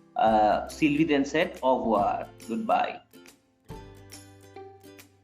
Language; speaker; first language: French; non-native, fluent; Bangla